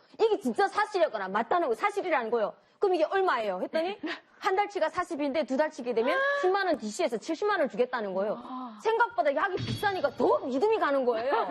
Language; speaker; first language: Korean; native; Korean